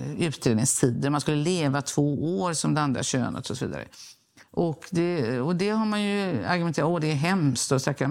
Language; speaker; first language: Swedish; native; Swedish